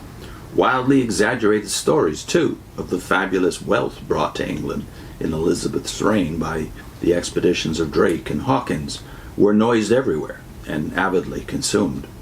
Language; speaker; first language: English; native; English